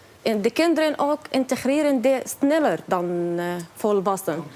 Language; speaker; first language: Dutch; non-native, learner; Arabic